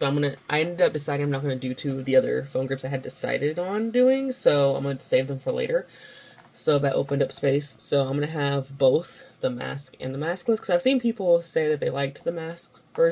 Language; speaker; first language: English; native; English